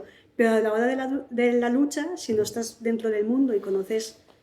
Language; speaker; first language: Spanish; native; Spanish